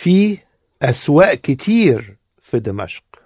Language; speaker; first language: Arabic; non-native, learner; English